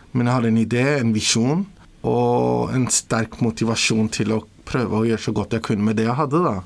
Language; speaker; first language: Norwegian; early bilingual, other home language; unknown